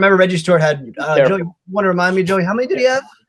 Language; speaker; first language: English; native; English